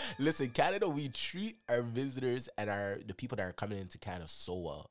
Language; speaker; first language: English; native; English